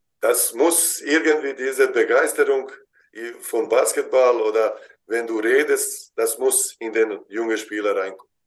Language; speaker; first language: German; non-native, fluent; Bosnian